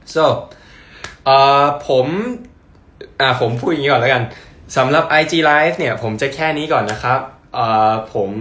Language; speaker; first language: Thai; early bilingual, heritage; Thai